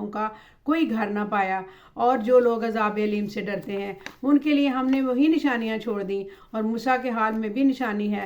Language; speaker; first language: Urdu; native; Urdu